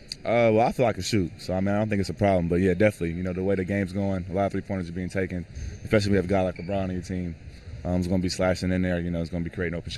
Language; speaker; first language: English; native; English